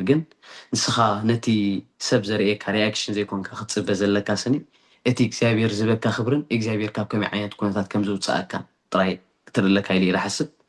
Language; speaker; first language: Tigrinya; native; Tigrinya